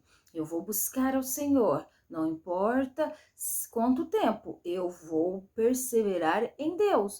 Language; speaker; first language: Portuguese; native; Portuguese